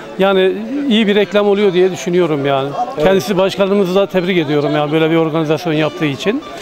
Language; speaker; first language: Turkish; native; Turkish